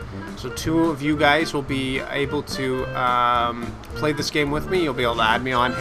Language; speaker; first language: English; native; English